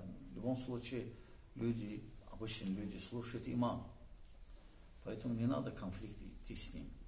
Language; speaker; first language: Russian; non-native, learner; Azerbaijani